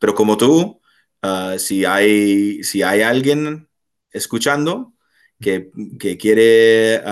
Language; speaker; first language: Spanish; non-native, fluent; English